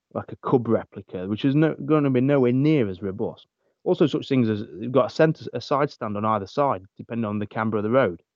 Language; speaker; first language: English; native; English